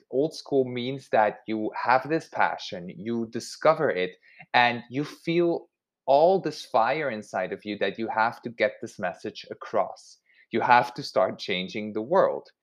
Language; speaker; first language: English; non-native, fluent; Swiss German